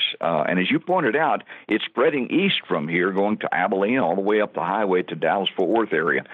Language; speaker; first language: English; native; English